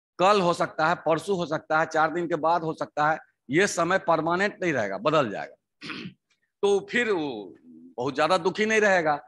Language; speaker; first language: Hindi; native; Hindi